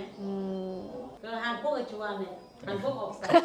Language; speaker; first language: Korean; non-native, learner; Vietnamese